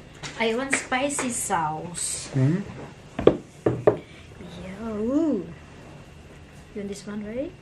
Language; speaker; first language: English; non-native, learner; Indonesian